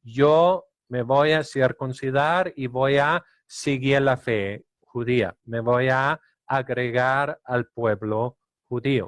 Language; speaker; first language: Spanish; non-native, fluent; Danish